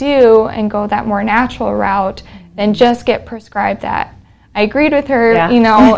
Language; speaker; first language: English; native; English